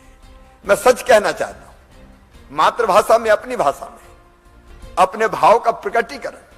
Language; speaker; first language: Hindi; native; Hindi